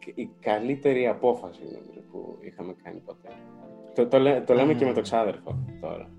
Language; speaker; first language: Greek; early bilingual, other home language; Ukrainian